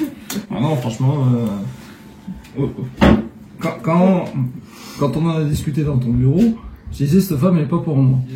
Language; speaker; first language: French; native; French